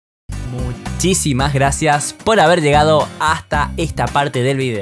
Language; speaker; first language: Spanish; native; Spanish